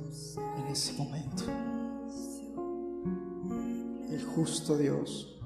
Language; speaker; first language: Spanish; native; Spanish